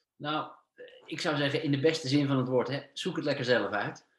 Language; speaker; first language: Dutch; native; Dutch